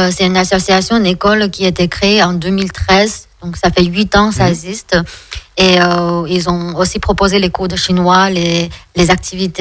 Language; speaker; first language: French; non-native, fluent; Chinese